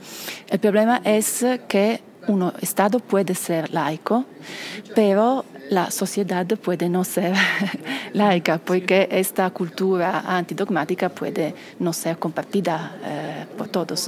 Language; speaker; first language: Spanish; non-native, fluent; Italian